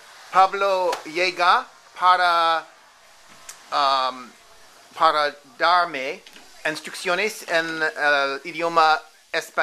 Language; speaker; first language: Spanish; non-native, learner; English